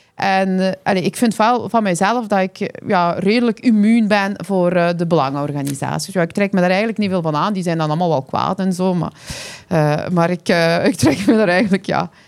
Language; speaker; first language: Dutch; early bilingual, other home language; Kurdish